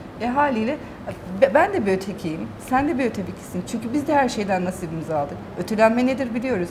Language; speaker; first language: Turkish; early bilingual, heritage; Turkish